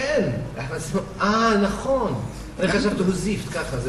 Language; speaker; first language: Hebrew; non-native, fluent; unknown